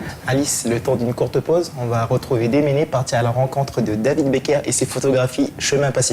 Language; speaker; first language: French; native; French